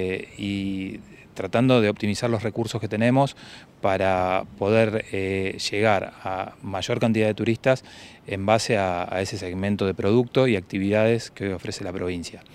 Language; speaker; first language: Spanish; native; Spanish